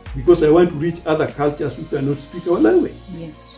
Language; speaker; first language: English; non-native, local second language; Luo (Kenya and Tanzania)